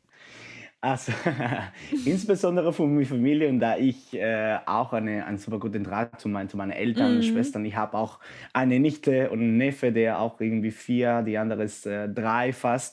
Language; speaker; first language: German; non-native, fluent; Spanish